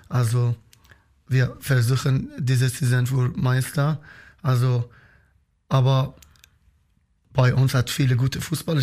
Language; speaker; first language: German; non-native, learner; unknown